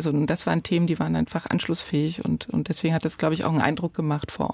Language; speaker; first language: German; native; German